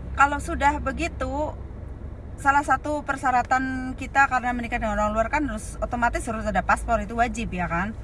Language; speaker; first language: Indonesian; native; Indonesian